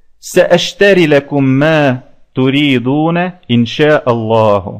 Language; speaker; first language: Arabic; non-native, fluent; Russian